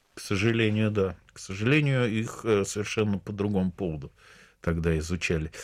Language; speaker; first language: Russian; native; Russian